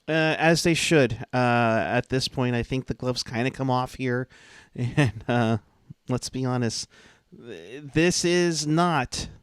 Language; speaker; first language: English; native; English